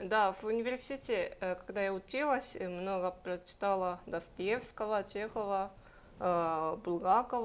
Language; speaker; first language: Russian; non-native, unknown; Japanese